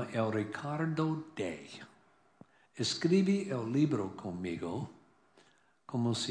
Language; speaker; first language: Spanish; non-native, learner; English